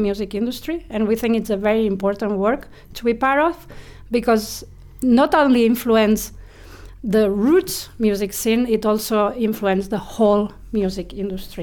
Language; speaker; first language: English; non-native, fluent; Spanish